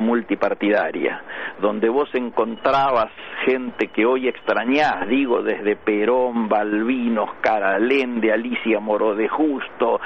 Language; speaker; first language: Spanish; native; Spanish